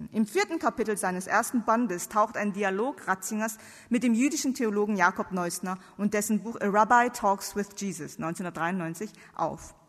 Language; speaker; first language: German; non-native, fluent; Korean